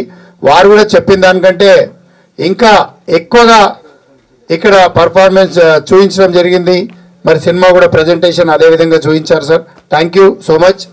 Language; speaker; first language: Telugu; native; Telugu